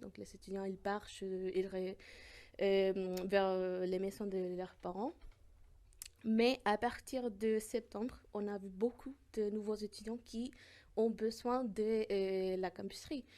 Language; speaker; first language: French; non-native, fluent; Spanish